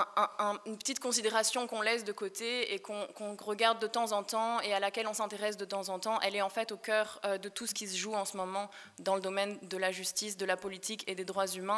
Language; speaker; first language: French; native; French